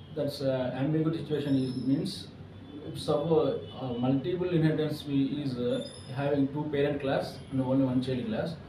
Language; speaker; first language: English; non-native, local second language; Telugu